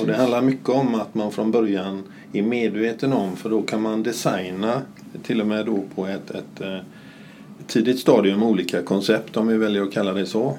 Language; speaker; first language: Swedish; native; Swedish